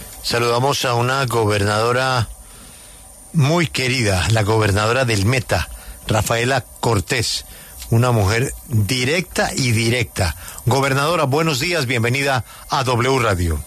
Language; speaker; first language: Spanish; native; Spanish